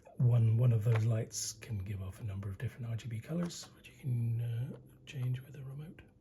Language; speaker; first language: English; native; English